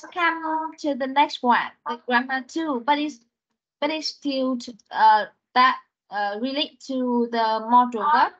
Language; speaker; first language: English; non-native, fluent; Vietnamese